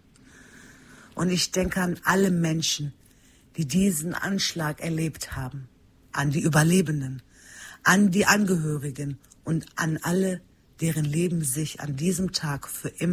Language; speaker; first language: German; early bilingual, other home language; Turkish